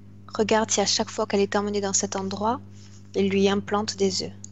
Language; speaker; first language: French; native; French